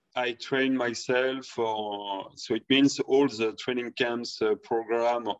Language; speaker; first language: English; non-native, fluent; French